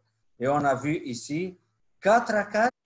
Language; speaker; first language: French; non-native, local second language; Arabic